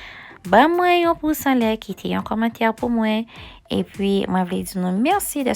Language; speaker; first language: French; non-native, learner; Haitian Creole